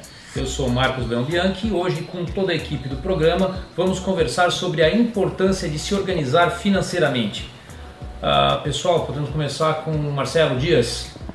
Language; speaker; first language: Portuguese; native; Portuguese